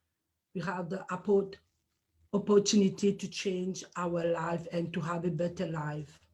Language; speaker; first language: English; non-native, learner; Morisyen